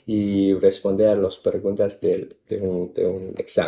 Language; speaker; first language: Spanish; non-native, fluent; Cantonese